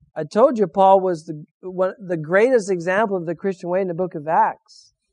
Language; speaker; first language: English; native; English